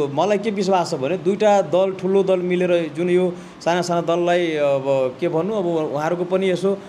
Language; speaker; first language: Nepali; non-native, local second language; Maithili